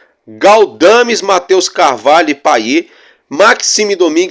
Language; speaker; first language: Portuguese; native; Portuguese